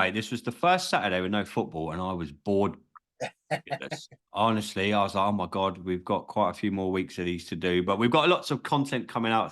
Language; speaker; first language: English; native; English